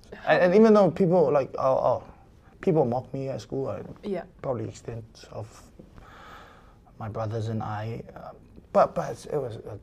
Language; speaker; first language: English; non-native, fluent; Samoan